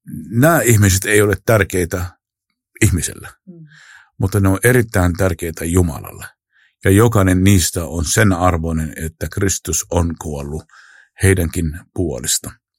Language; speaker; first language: Finnish; non-native, fluent; Arabic